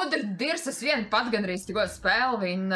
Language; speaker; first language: Latvian; native; Latvian